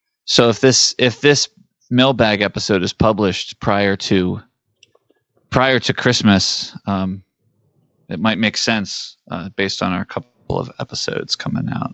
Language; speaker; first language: English; native; English